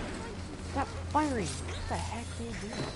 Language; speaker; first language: English; native; English